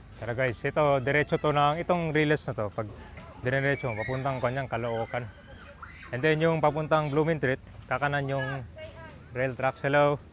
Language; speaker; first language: Filipino; native; Filipino